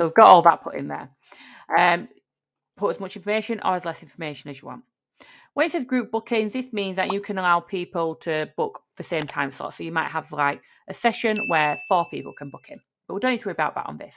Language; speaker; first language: English; native; English